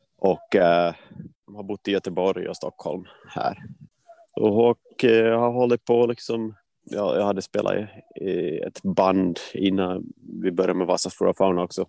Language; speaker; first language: Swedish; native; Swedish